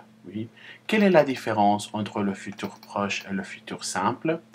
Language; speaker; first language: French; non-native, fluent; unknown